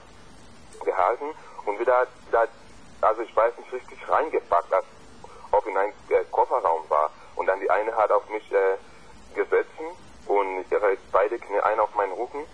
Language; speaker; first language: German; non-native, fluent; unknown